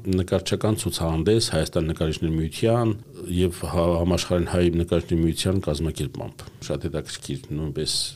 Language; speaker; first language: Armenian; native; Armenian